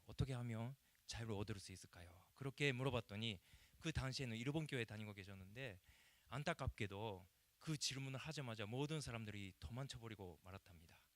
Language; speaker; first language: Korean; non-native, fluent; Japanese